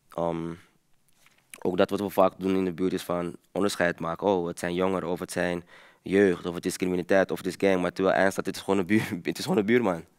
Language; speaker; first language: Dutch; early bilingual, other home language; Papiamento